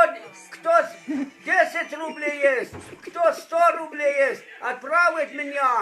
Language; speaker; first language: Russian; non-native, learner; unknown